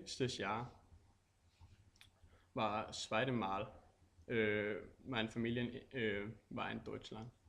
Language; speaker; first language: German; non-native, learner; Danish